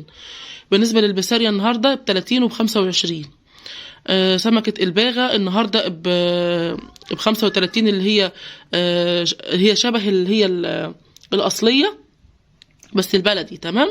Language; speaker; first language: Arabic; native; Arabic